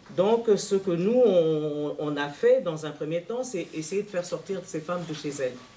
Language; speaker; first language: French; non-native, local second language; Luba-Lulua